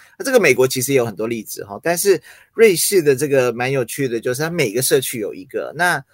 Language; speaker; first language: Chinese; early bilingual, other home language; English